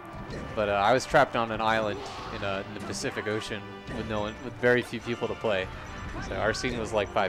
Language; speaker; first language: English; native; English